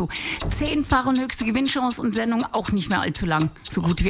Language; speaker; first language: German; native; German